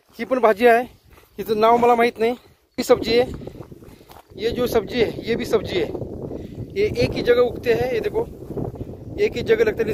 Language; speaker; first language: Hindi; non-native, local second language; Marathi